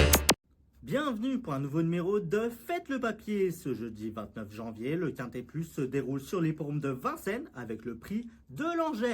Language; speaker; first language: French; native; French